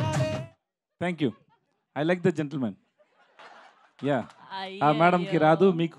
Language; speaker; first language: Telugu; non-native, learner; Tamil